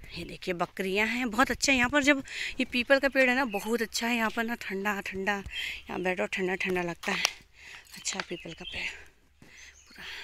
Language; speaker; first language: Hindi; native; Hindi